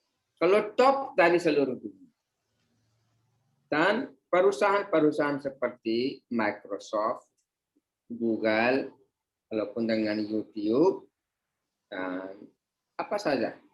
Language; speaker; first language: Indonesian; non-native, fluent; Hindi